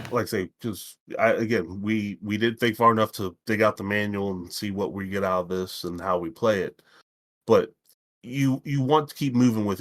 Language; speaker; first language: English; native; English